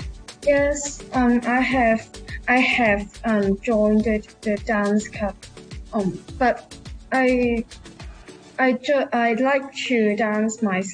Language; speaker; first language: English; non-native, local second language; Cantonese